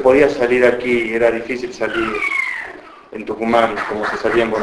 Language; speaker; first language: Spanish; native; Spanish